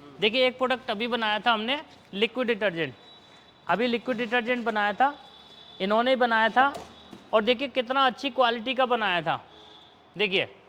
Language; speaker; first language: Hindi; native; Hindi